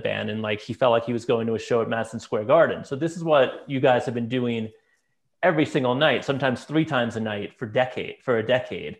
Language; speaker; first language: English; native; English